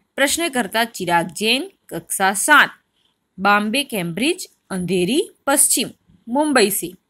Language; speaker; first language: Hindi; non-native, local second language; Gujarati